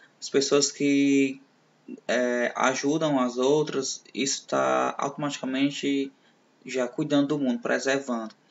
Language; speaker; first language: Portuguese; native; Portuguese